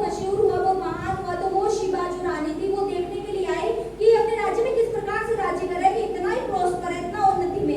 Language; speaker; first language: Hindi; native; Hindi